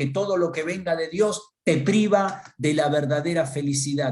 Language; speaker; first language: Spanish; native; Spanish